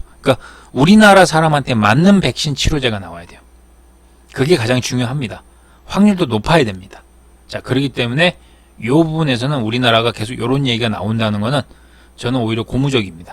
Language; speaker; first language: Korean; native; Korean